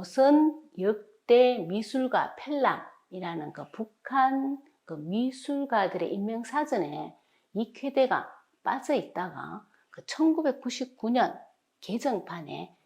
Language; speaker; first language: Korean; native; Korean